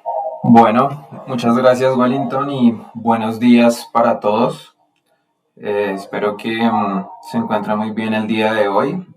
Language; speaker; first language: Spanish; native; Spanish